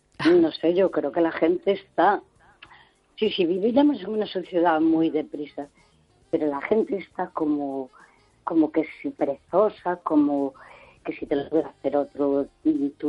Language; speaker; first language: Spanish; native; Spanish